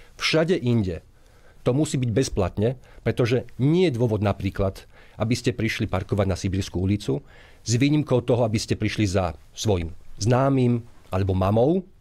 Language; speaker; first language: Slovak; native; Slovak